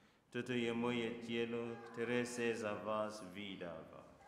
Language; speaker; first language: Czech; non-native, learner; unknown